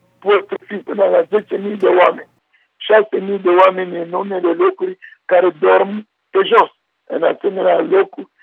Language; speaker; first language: Romanian; non-native, fluent; Sango